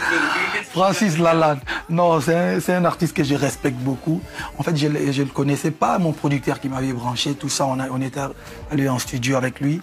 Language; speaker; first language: French; non-native, local second language; Lingala